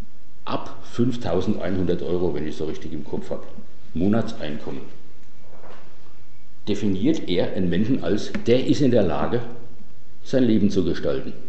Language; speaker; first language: German; native; German